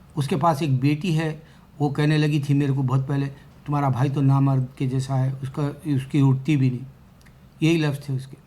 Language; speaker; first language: Urdu; native; Urdu